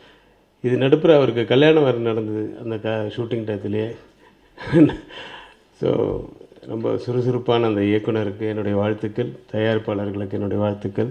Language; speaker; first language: Tamil; native; Tamil